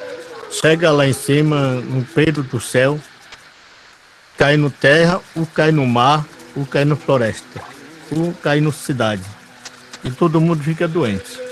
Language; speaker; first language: Portuguese; non-native, local second language; Yanomámi